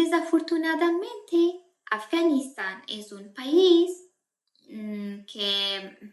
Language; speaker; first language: Spanish; non-native, fluent; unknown